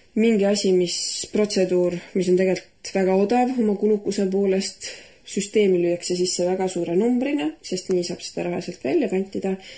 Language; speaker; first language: Estonian; native; Estonian